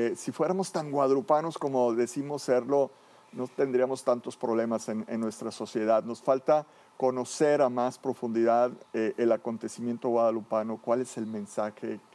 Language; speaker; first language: Spanish; native; Spanish